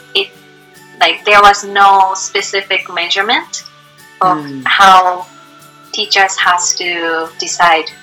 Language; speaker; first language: English; non-native, fluent; Japanese